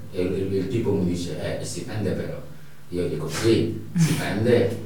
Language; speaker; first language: Italian; non-native, fluent; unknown